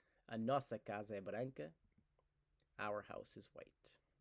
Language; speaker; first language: Portuguese; native; Portuguese